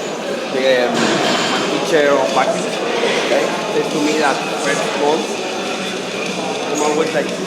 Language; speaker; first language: English; non-native, learner; Spanish